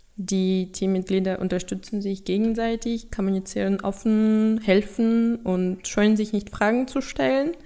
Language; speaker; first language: German; non-native, fluent; Russian